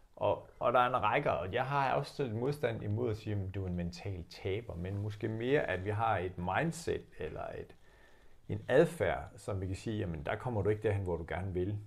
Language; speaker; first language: Danish; native; Danish